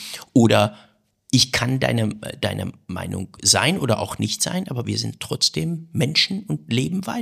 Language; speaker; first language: German; non-native, fluent; Persian